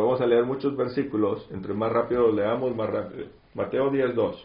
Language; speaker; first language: Spanish; early bilingual, heritage; Spanish